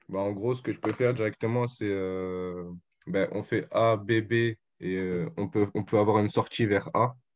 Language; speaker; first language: French; native; French